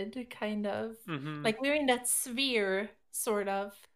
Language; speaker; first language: English; non-native, fluent; Swedish